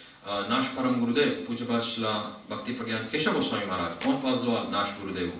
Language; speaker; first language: Russian; non-native, learner; Hindi